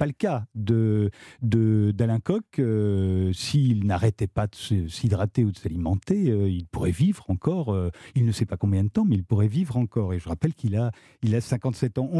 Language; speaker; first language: French; native; French